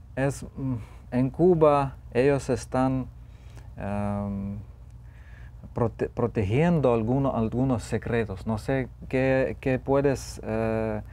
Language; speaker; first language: Spanish; non-native, fluent; Lithuanian